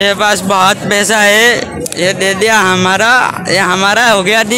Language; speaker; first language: Hindi; non-native, local second language; Assamese